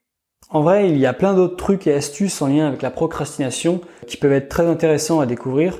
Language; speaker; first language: French; native; French